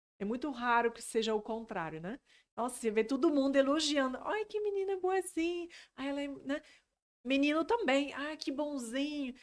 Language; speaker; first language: Portuguese; non-native, fluent; French